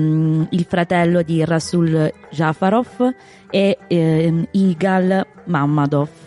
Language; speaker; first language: Italian; native; Italian